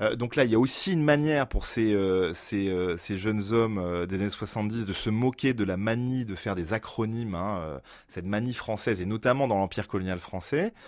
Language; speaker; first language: French; native; French